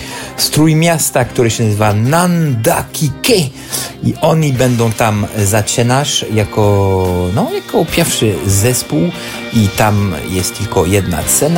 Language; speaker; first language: Polish; non-native, fluent; French